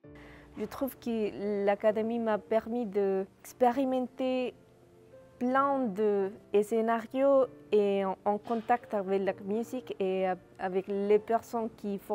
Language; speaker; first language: French; non-native, fluent; Spanish